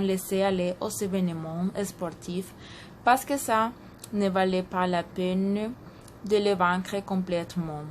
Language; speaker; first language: French; non-native, learner; Spanish